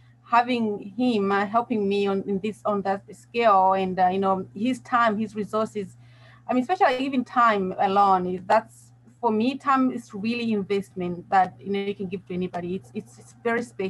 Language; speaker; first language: English; non-native, local second language; Nyanja